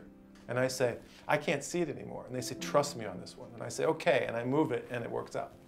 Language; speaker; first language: English; native; English